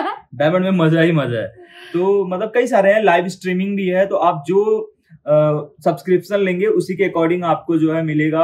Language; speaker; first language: Hindi; native; Hindi